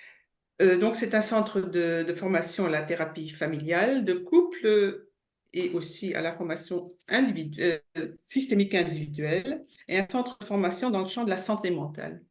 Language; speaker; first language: French; native; French